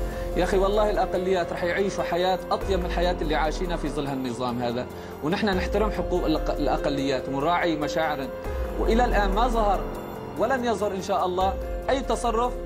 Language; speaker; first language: Arabic; native; Arabic